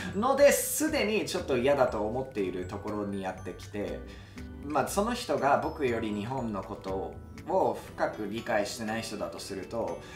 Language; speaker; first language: Japanese; non-native, fluent; English